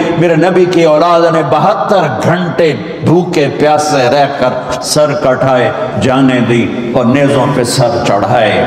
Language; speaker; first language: Urdu; non-native, local second language; Punjabi